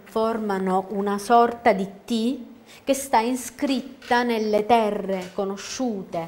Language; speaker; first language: Italian; native; Italian